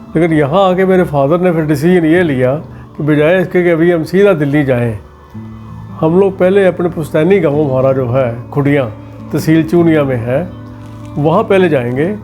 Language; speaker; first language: Hindi; non-native, local second language; Punjabi